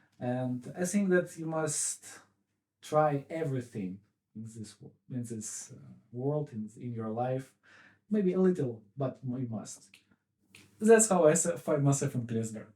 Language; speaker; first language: English; non-native, fluent; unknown